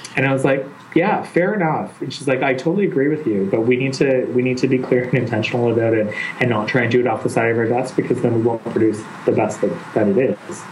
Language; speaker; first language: English; native; English